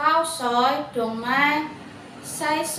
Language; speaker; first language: Cantonese; non-native, learner; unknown